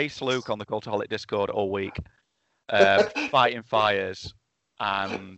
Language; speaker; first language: English; native; English